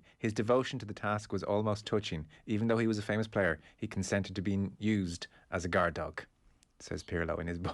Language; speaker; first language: English; native; English